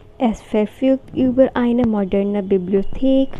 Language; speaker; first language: German; non-native, learner; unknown